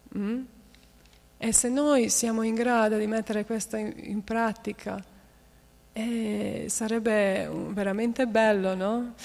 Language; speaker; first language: Italian; non-native, fluent; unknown